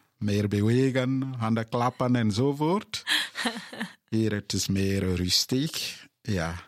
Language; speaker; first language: Dutch; non-native, fluent; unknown